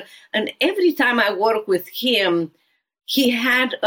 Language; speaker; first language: English; non-native, fluent; Romanian